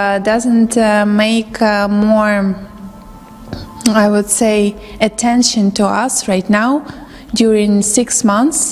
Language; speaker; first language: English; non-native, local second language; Ukrainian